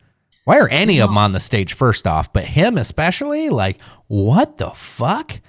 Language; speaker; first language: English; native; English